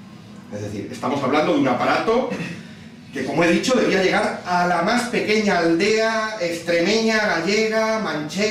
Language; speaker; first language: Spanish; native; Spanish